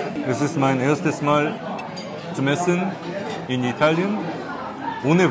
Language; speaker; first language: German; non-native, fluent; Korean